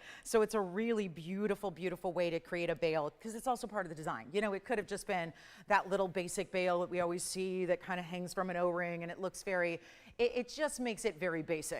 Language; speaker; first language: English; native; English